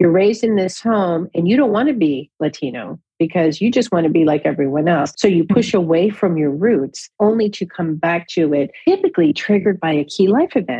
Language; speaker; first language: English; native; English